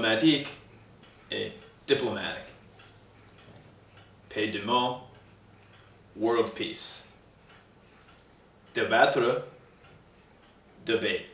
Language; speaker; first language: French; non-native, learner; English